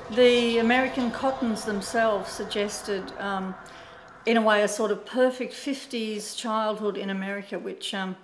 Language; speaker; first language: English; native; English